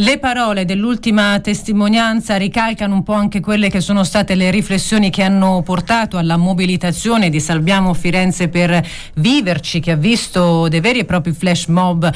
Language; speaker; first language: Italian; native; Italian